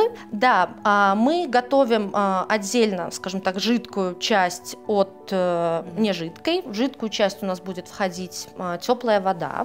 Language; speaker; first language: Russian; native; Russian